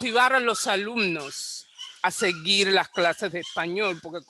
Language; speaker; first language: Spanish; non-native, fluent; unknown